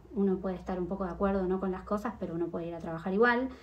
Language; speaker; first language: Spanish; native; Spanish